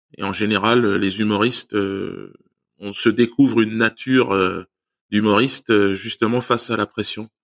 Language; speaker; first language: French; native; French